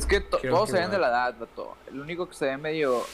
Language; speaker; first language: Spanish; native; Spanish